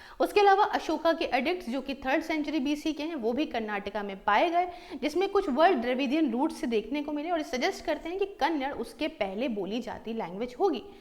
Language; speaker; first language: Hindi; native; Hindi